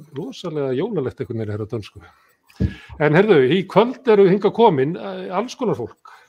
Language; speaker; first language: Icelandic; native; Icelandic